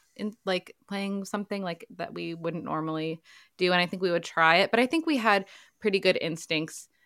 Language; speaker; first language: English; native; English